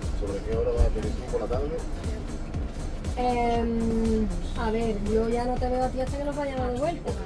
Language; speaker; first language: Spanish; non-native, learner; Polish